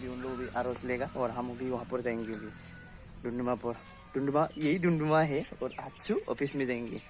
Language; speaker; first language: Hindi; non-native, local second language; Bodo